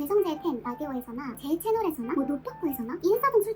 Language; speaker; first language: Korean; native; Korean